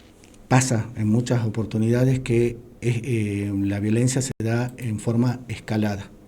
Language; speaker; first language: Spanish; native; Spanish